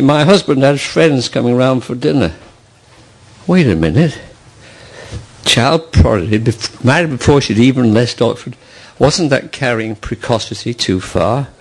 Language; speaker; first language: English; native; English